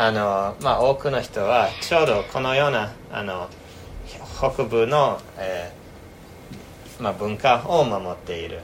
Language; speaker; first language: Japanese; non-native, fluent; English